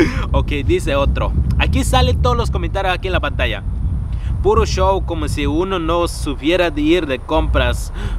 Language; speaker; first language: Spanish; non-native, fluent; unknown